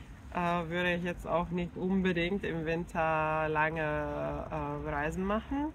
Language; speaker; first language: German; non-native, fluent; Finnish